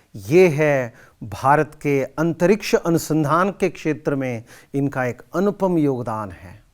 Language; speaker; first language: Hindi; non-native, local second language; Kannada